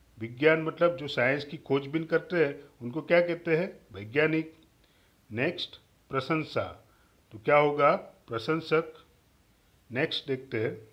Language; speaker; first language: Hindi; non-native, local second language; Gujarati